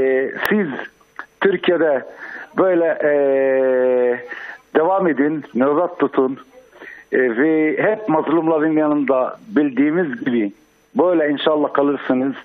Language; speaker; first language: Turkish; non-native, fluent; Arabic